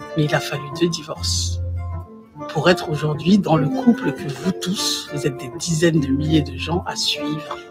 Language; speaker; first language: French; non-native, local second language; Bambara